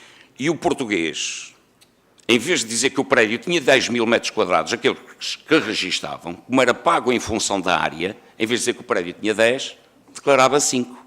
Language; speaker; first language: Portuguese; native; Portuguese